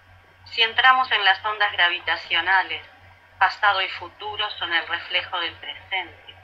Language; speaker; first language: Spanish; native; Spanish